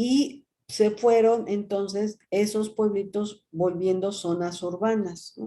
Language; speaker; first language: Spanish; native; Spanish